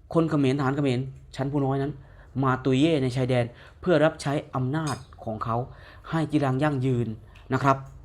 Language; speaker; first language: Thai; native; Thai